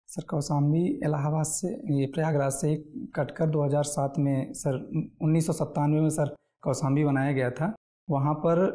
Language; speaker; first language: Hindi; native; Hindi